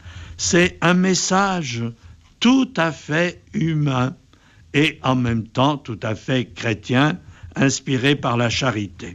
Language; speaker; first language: French; native; French